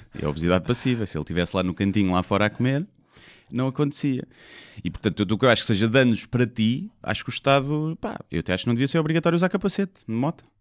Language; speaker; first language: Portuguese; native; Portuguese